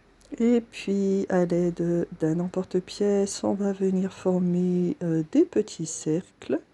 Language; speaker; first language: French; native; French